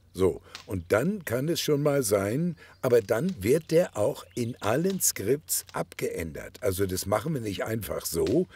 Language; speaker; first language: German; native; German